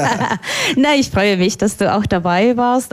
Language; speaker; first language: German; non-native, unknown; Spanish